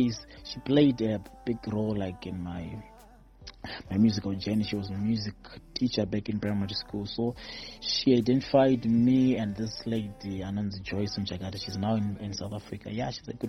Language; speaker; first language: English; non-native, local second language; Shona